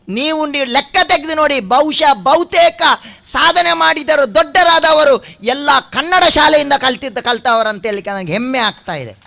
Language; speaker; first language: Kannada; non-native, local second language; Tulu